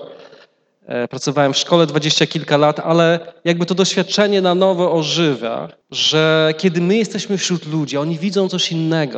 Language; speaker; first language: Polish; native; Polish